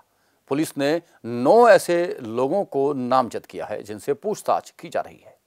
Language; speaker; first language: Hindi; native; Hindi